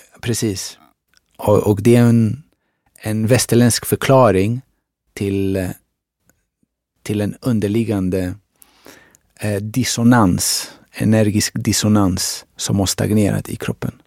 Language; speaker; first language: Swedish; early bilingual, other home language; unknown